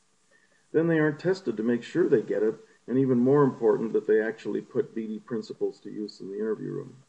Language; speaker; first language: English; native; English